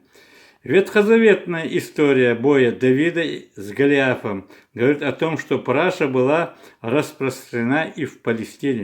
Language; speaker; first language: Russian; non-native, local second language; Chechen